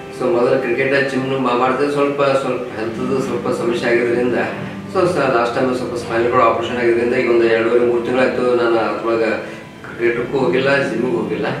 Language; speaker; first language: Kannada; native; Kannada